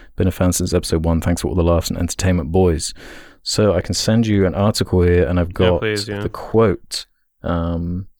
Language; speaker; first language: English; native; English